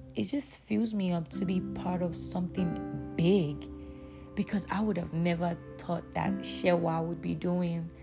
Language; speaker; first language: English; non-native, local second language; Yoruba